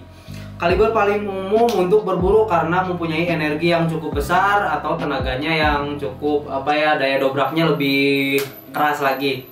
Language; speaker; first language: Indonesian; native; Indonesian